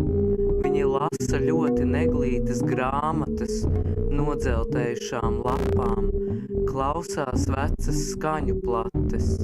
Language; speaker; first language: Latvian; native; Latvian